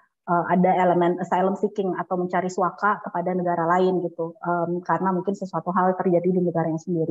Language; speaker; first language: Indonesian; native; Indonesian